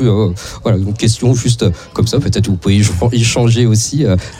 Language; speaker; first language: French; native; French